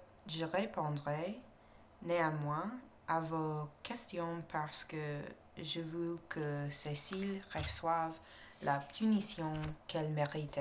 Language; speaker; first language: French; non-native, learner; English